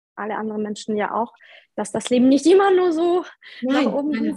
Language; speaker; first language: German; early bilingual, other home language; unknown